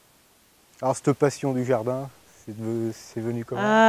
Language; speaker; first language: French; native; French